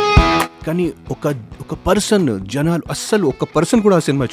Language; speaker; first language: Telugu; non-native, fluent; Hindi